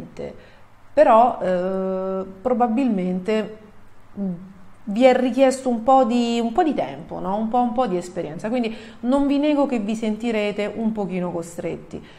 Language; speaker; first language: Italian; native; Italian